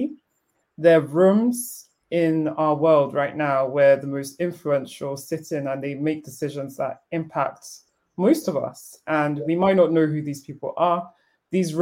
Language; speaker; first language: English; non-native, local second language; Yoruba